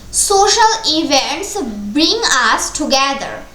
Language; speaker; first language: English; non-native, local second language; Bangla